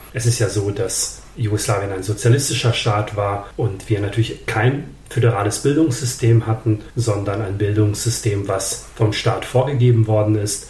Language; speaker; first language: German; early bilingual, other home language; Serbian